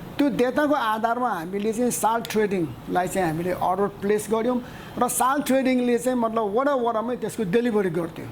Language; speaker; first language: Nepali; non-native, local second language; Newari